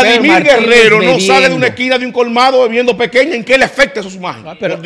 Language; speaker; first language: Spanish; native; Spanish